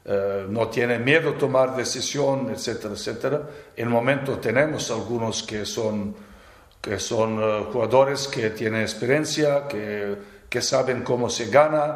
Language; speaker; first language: Spanish; non-native, fluent; Serbian